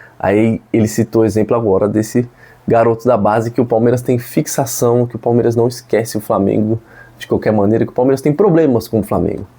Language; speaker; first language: Portuguese; native; Portuguese